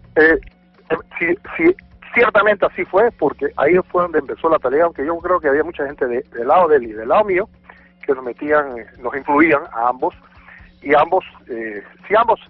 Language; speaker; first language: Spanish; native; Spanish